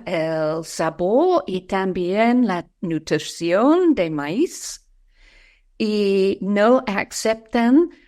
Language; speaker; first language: Spanish; non-native, fluent; English